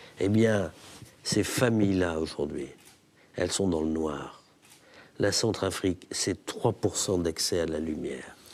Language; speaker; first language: French; native; French